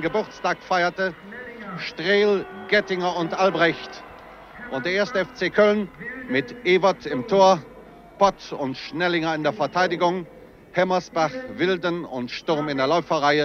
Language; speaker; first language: German; native; German